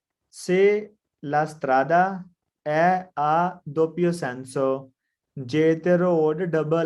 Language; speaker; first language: Italian; non-native, learner; Punjabi